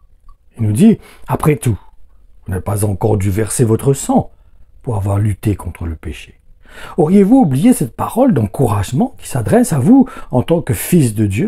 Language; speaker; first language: French; native; French